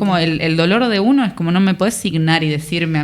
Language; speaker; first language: Spanish; native; Spanish